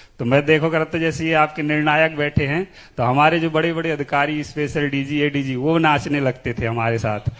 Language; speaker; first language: Hindi; native; Hindi